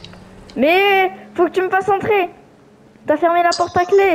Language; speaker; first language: French; native; French